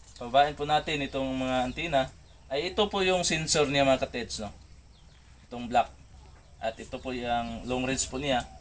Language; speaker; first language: Filipino; non-native, local second language; Cebuano